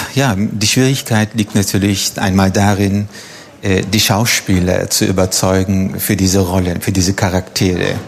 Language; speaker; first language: German; non-native, fluent; Turkish